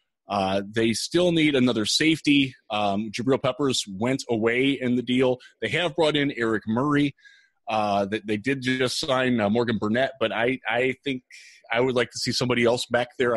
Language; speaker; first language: English; native; English